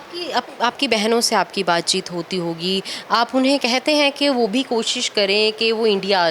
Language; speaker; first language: Hindi; non-native, local second language; Punjabi